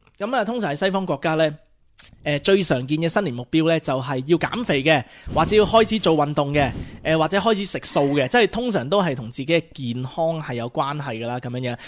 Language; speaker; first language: Cantonese; early bilingual, heritage; Cantonese